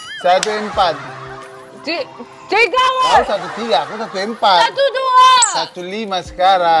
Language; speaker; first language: Indonesian; native; Indonesian